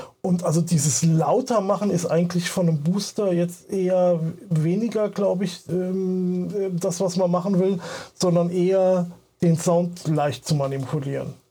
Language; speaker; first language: German; native; German